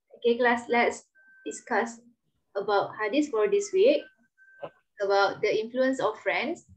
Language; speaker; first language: English; non-native, local second language; Malay